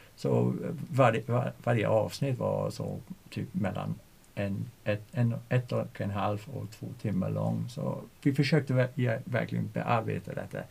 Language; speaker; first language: Swedish; non-native, fluent; English